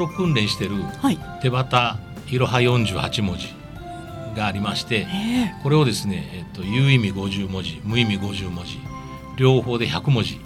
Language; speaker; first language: Japanese; native; Japanese